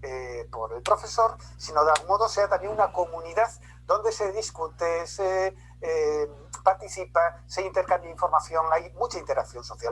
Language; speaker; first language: Spanish; native; Spanish